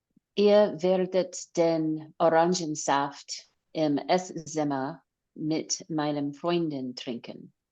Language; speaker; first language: German; non-native, learner; English